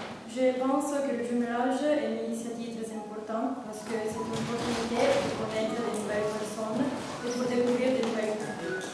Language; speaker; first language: French; non-native, learner; Italian